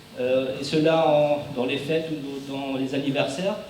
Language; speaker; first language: French; non-native, fluent; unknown